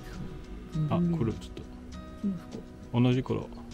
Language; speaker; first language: Japanese; non-native, learner; French